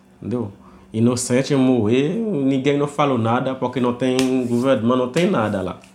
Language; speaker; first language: Portuguese; non-native, learner; Haitian Creole